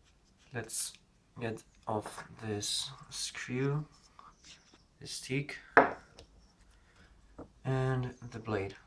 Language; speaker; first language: English; non-native, learner; Spanish